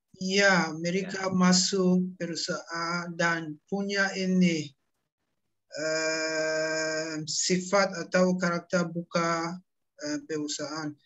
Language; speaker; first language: Indonesian; non-native, learner; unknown